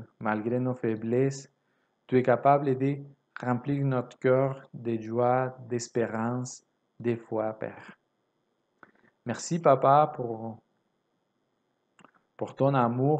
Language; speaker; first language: French; non-native, fluent; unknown